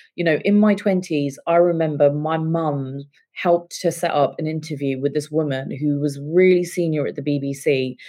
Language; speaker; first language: English; native; English